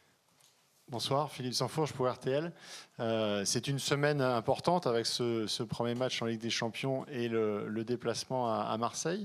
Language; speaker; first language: French; native; French